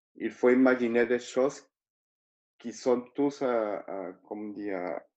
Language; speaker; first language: French; non-native, learner; Spanish